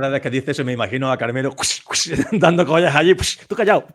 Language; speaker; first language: Spanish; native; Spanish